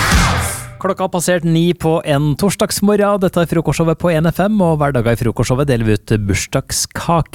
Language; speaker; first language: Norwegian; native; Norwegian